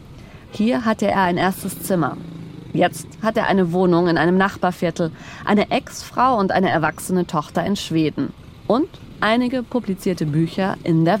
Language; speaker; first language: German; native; German